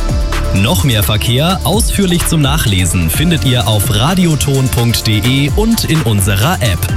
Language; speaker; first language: German; native; German